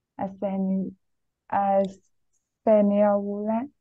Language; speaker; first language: Arabic; non-native, learner; Chinese